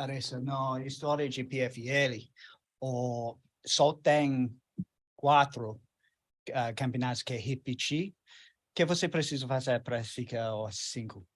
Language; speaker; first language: Portuguese; non-native, learner; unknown